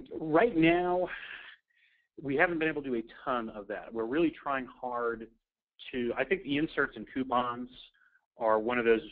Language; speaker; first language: English; native; English